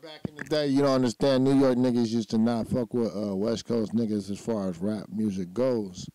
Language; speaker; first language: English; native; English